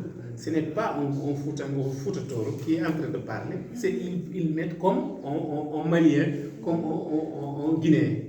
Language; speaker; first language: French; non-native, local second language; Fula